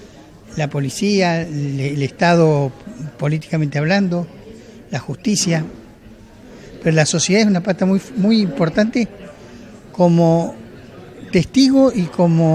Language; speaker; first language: Spanish; native; Spanish